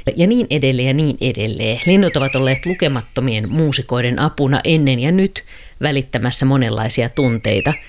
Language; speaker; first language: Finnish; native; Finnish